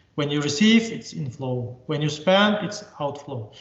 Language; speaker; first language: English; non-native, fluent; Uzbek